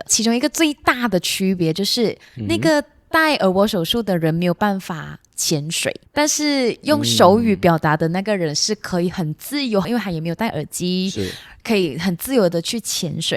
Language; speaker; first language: Chinese; non-native, local second language; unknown